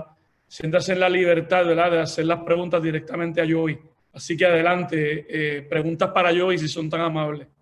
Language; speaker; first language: Spanish; native; Spanish